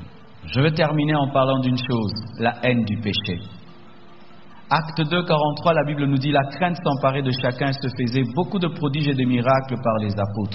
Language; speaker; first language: French; non-native, local second language; Lingala